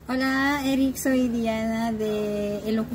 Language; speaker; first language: Spanish; non-native, fluent; Iloko